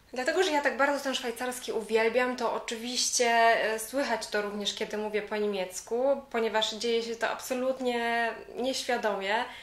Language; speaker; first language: Polish; native; Polish